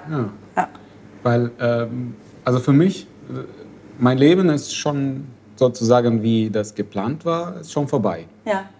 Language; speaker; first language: German; non-native, fluent; Arabic